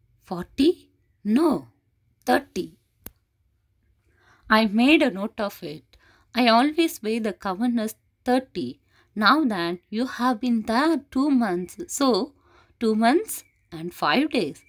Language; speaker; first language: English; non-native, local second language; Tamil